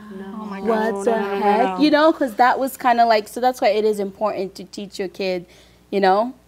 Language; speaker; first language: English; early bilingual, other home language; Haitian Creole